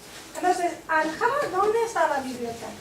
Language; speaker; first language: Spanish; non-native, fluent; English